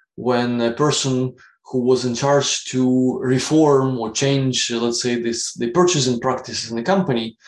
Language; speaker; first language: English; non-native, fluent; Russian